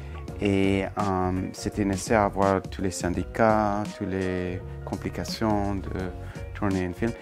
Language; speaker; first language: French; non-native, fluent; English